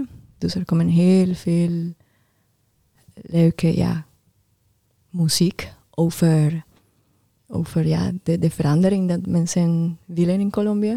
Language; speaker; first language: Dutch; non-native, learner; Spanish